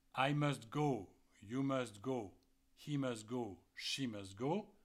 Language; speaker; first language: English; non-native, fluent; French